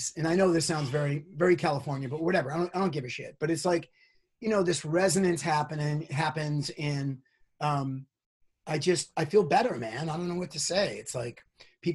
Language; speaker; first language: English; native; English